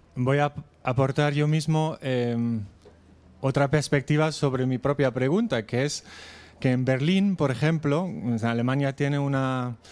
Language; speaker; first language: Spanish; non-native, fluent; German